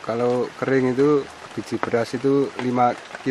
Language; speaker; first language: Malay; non-native, local second language; Javanese